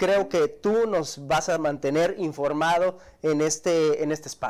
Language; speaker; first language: Spanish; native; Spanish